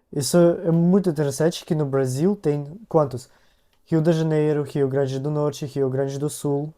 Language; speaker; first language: Portuguese; non-native, learner; Russian